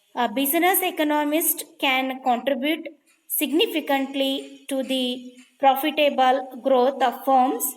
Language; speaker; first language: English; non-native, local second language; Kannada